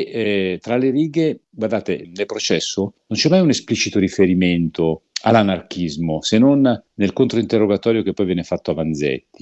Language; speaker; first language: Italian; native; Italian